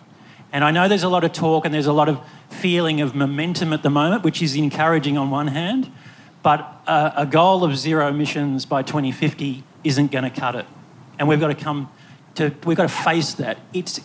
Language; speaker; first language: English; native; English